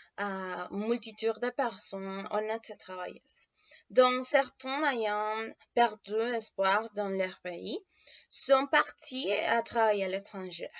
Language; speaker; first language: French; non-native, learner; Spanish